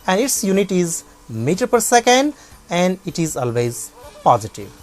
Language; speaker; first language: English; non-native, local second language; Nepali